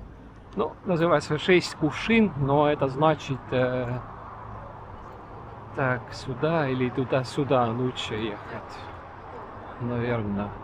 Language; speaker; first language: Russian; non-native, local second language; Estonian